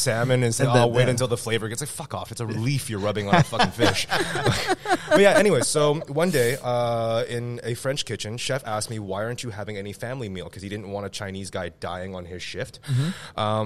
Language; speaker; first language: English; non-native, fluent; Chinese